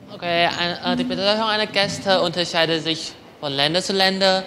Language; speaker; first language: German; non-native, learner; Chinese